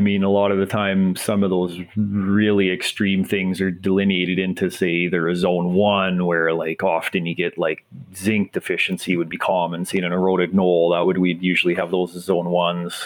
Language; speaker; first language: English; native; English